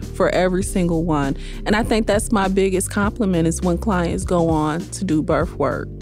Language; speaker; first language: English; native; English